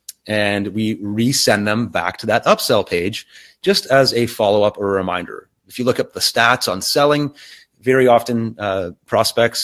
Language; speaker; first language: English; native; English